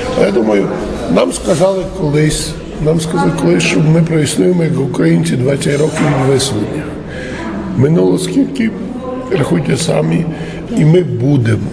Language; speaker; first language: Ukrainian; early bilingual, heritage; Ukrainian